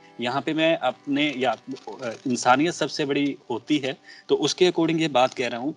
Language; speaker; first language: Hindi; native; Hindi